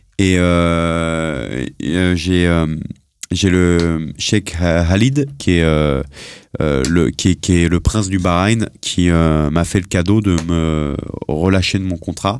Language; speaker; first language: French; native; French